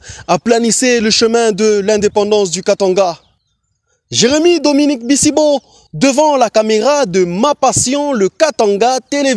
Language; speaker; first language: French; non-native, local second language; Swahili